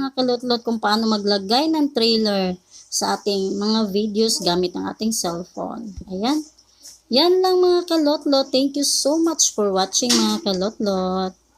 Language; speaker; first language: Filipino; native; Filipino